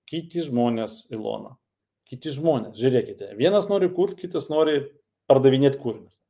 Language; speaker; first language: Lithuanian; non-native, local second language; Russian